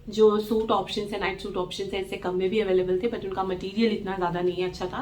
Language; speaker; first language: Hindi; native; Hindi